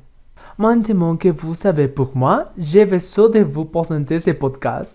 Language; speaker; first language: French; non-native, learner; Spanish